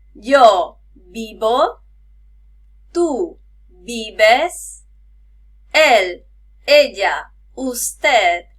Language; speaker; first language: Spanish; native; Spanish